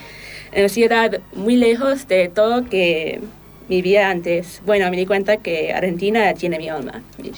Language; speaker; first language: Spanish; non-native, fluent; English